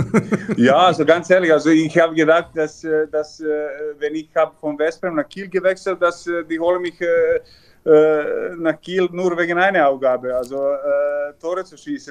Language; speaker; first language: German; non-native, learner; Serbian